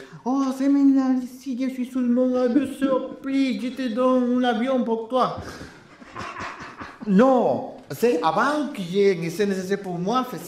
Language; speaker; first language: French; non-native, learner; Spanish